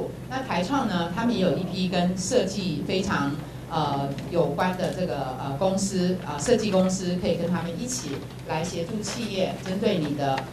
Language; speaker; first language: Chinese; native; Chinese